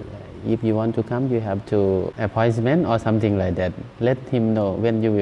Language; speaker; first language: English; non-native, learner; Thai